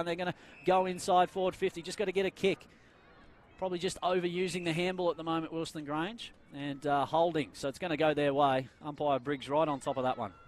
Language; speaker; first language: English; native; English